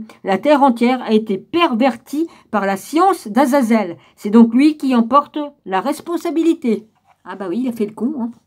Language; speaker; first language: French; native; French